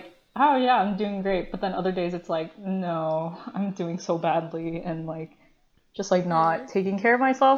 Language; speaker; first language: English; early bilingual, other home language; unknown